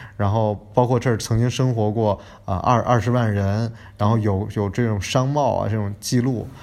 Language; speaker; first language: Chinese; native; Chinese